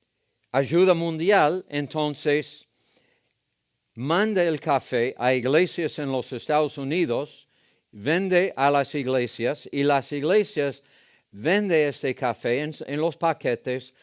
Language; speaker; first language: Spanish; non-native, fluent; English